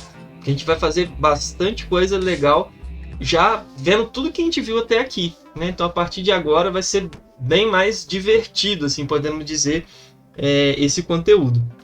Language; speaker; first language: Portuguese; native; Portuguese